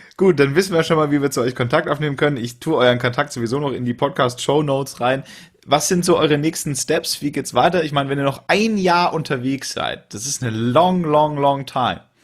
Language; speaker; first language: German; native; German